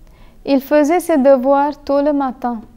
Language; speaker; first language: French; non-native, fluent; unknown